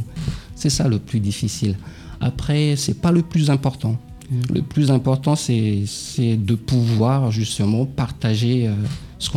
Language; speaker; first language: French; non-native, local second language; Malagasy